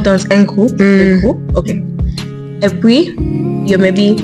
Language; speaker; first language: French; non-native, learner; English